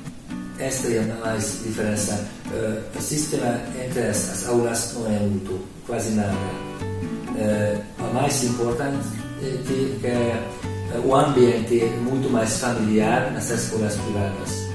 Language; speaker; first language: Portuguese; non-native, learner; Hungarian